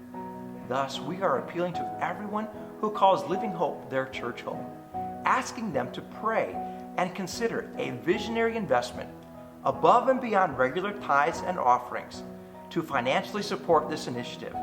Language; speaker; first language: English; native; English